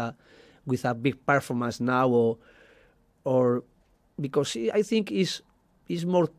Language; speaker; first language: English; non-native, learner; Spanish